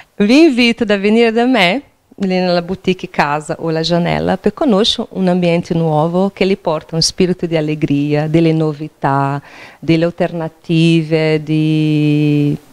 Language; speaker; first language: Italian; non-native, fluent; Portuguese